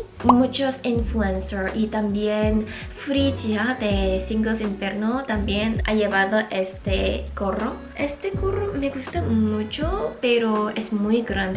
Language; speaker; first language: Spanish; non-native, local second language; Korean